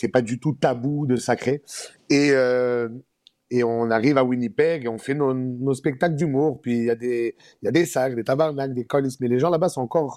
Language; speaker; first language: French; native; French